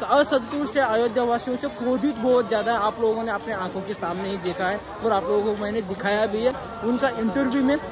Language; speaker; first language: Hindi; non-native, local second language; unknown